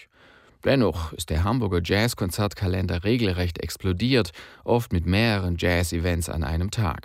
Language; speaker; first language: German; native; German